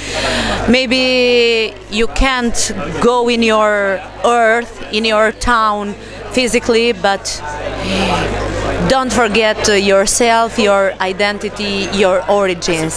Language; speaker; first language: English; non-native, learner; Albanian